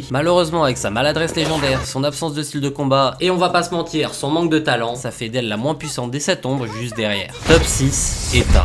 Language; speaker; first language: French; native; French